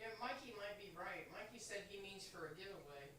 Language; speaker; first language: English; native; English